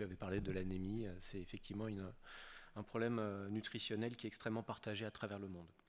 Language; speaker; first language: French; native; French